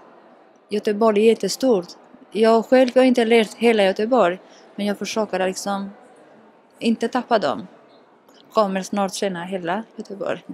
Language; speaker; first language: Swedish; non-native, learner; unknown